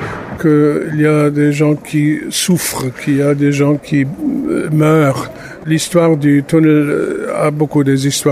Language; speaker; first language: French; non-native, fluent; German